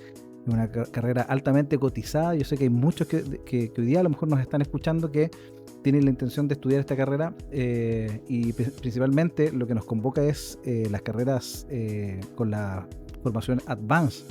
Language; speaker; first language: Spanish; native; Spanish